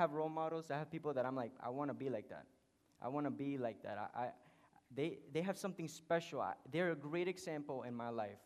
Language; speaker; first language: English; non-native, fluent; Spanish